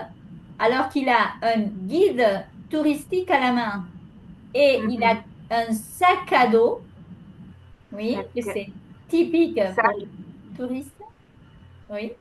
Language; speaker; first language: French; non-native, fluent; Spanish